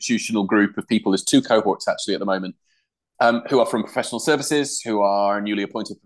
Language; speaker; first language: English; native; English